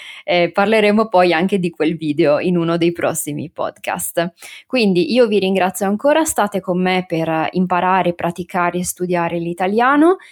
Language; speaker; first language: Italian; native; Italian